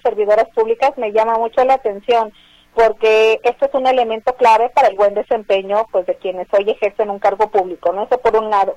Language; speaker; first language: Spanish; native; Spanish